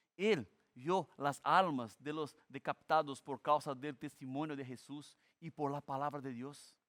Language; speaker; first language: Spanish; non-native, fluent; Portuguese